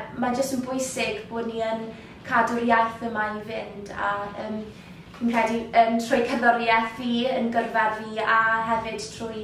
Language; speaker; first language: Welsh; native; Welsh